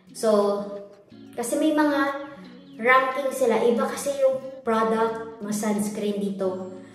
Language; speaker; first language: Filipino; native; Filipino